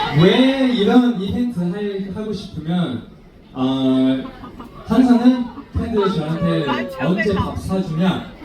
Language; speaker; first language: Korean; non-native, fluent; Chinese